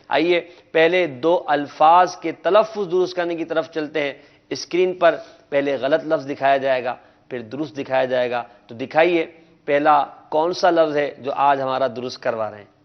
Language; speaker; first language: Urdu; native; Urdu